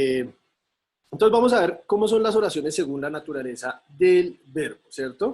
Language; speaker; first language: Spanish; native; Spanish